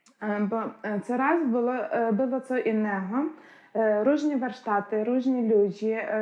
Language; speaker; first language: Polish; non-native, learner; Ukrainian